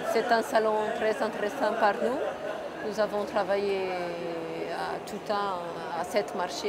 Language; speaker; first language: French; non-native, fluent; Portuguese